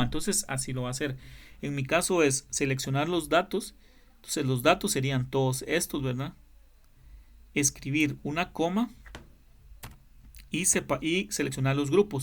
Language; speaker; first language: Spanish; native; Spanish